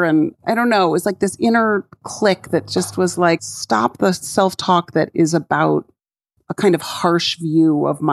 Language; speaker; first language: English; native; English